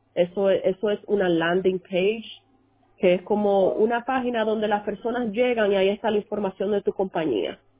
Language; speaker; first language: Spanish; early bilingual, heritage; Spanish